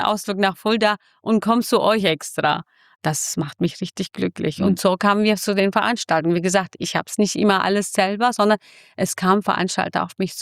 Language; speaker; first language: German; non-native, fluent; Kurdish